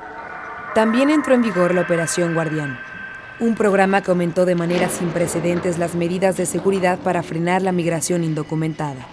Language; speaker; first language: Spanish; native; Spanish